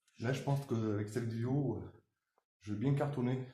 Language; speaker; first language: French; native; French